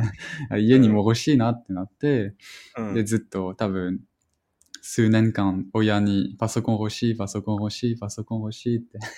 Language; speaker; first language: Japanese; non-native, fluent; French